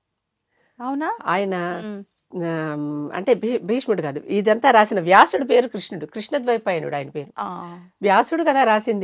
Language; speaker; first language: Telugu; native; Telugu